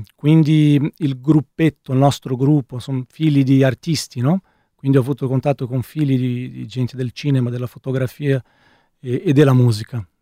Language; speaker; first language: Italian; non-native, fluent; Portuguese